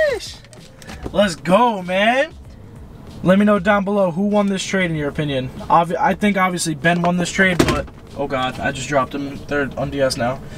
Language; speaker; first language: English; native; English